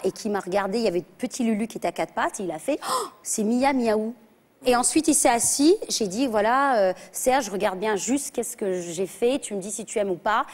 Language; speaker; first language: French; early bilingual, other home language; English